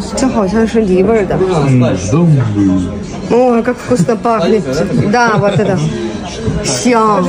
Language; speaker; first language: Chinese; non-native, fluent; Russian